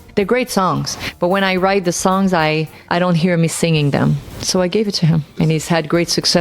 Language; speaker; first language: English; non-native, local second language; French